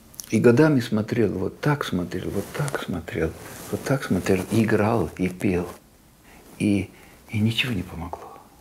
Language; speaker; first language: Russian; non-native, local second language; Estonian